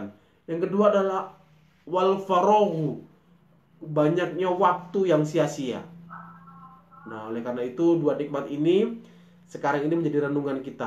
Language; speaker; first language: Indonesian; native; Indonesian